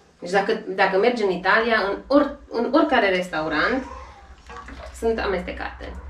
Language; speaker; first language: Romanian; non-native, local second language; Hungarian